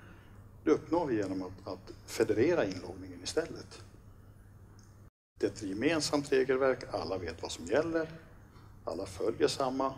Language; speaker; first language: Swedish; native; Swedish